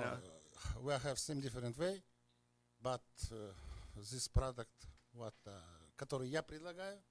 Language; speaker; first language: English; non-native, learner; Russian